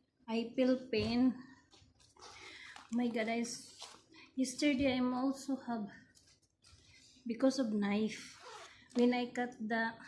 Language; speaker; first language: English; non-native, learner; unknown